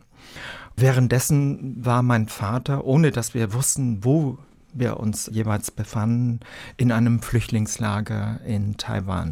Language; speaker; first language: German; early bilingual, other home language; Vietnamese